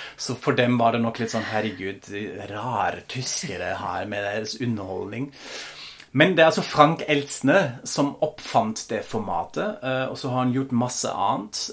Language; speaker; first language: Norwegian; non-native, fluent; German